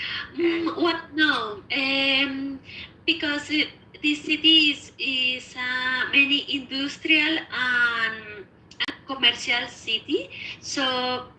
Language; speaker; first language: English; non-native, learner; Spanish